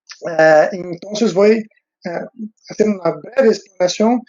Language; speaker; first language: Spanish; non-native, fluent; Portuguese